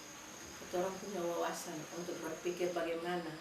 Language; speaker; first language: Malay; native; Malay